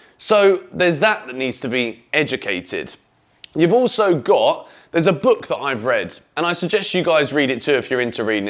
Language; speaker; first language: English; native; English